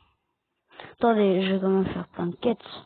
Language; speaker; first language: French; native; French